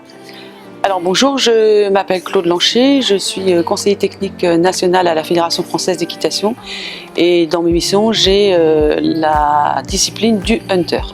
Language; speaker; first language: French; native; French